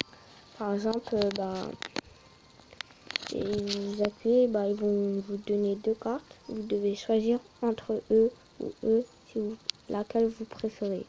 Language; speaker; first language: French; native; French